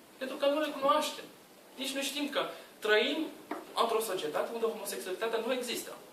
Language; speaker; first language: Romanian; non-native, learner; Portuguese